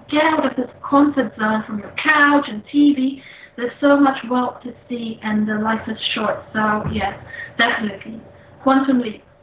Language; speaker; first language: English; non-native, fluent; Polish